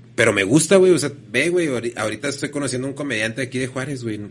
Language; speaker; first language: Spanish; native; Spanish